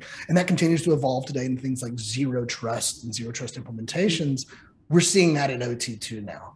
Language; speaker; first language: English; native; English